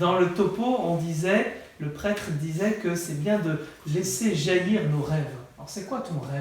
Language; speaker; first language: French; native; French